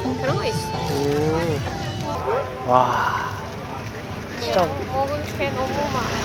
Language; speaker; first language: Korean; non-native, fluent; Indonesian